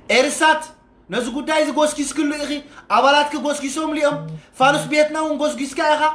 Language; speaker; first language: Tigrinya; native; Tigrinya